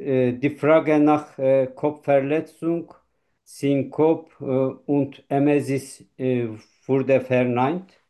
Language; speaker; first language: German; non-native, learner; Turkish